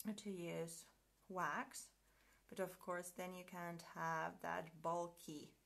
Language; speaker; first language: English; non-native, fluent; Finnish